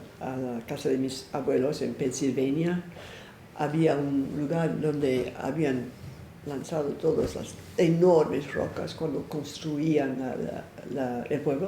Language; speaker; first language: Spanish; non-native, fluent; English